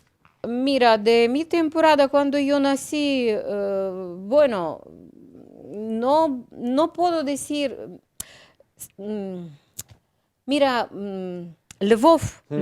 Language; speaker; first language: Spanish; non-native, learner; Ukrainian